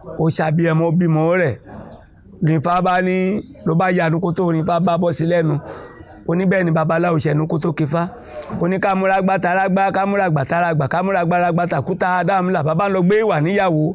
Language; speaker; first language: Yoruba; native; Yoruba